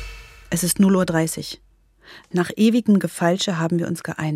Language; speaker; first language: German; native; German